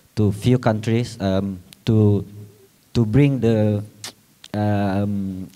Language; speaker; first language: Malay; native; Malay